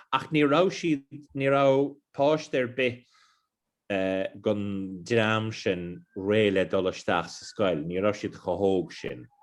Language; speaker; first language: Irish; non-native, local second language; English